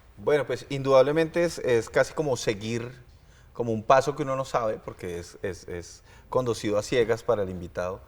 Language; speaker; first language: Spanish; native; Spanish